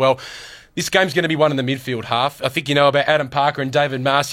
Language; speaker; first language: English; native; English